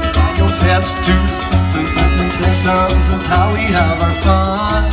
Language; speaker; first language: English; native; English